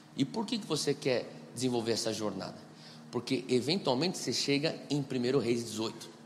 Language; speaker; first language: Portuguese; native; Portuguese